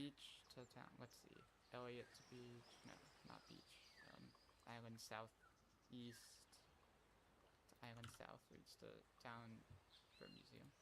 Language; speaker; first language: English; native; English